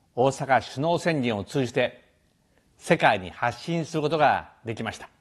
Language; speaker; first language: Japanese; native; Japanese